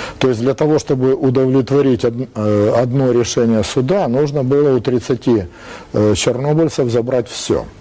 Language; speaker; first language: Russian; native; Russian